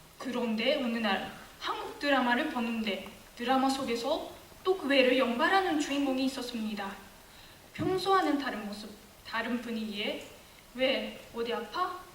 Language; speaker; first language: Korean; non-native, fluent; Japanese